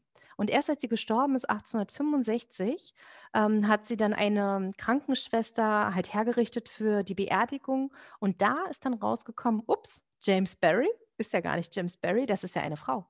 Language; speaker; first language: German; native; German